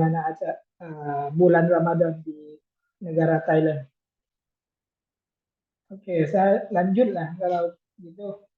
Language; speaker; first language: Indonesian; non-native, fluent; Thai